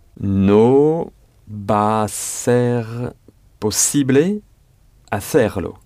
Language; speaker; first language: Spanish; non-native, learner; French